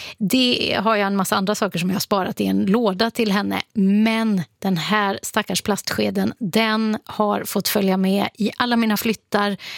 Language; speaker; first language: Swedish; native; Swedish